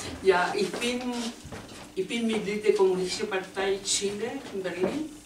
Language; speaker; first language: German; non-native, learner; Spanish